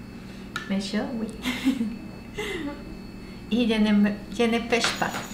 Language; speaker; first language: French; non-native, learner; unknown